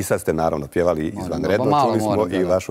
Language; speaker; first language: Bosnian; native; Bosnian